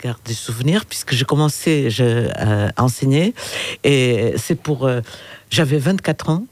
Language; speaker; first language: French; non-native, fluent; Portuguese